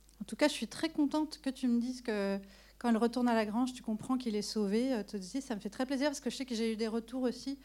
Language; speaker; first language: French; native; French